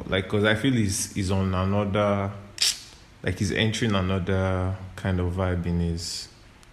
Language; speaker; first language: English; non-native, local second language; Yoruba